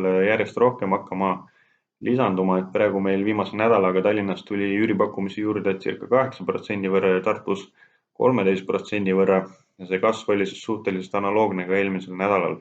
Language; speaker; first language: Estonian; native; Estonian